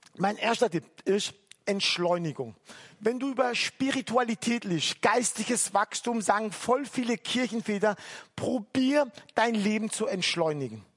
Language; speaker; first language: German; early bilingual, other home language; Turkish